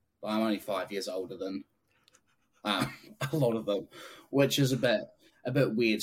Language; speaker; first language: English; native; English